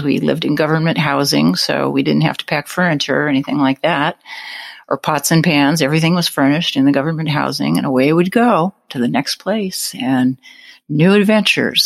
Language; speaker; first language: English; native; English